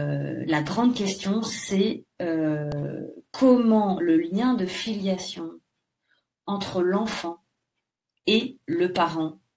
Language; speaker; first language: French; native; French